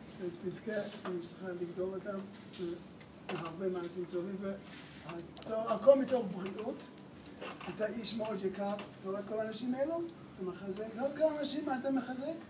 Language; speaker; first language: Hebrew; non-native, fluent; English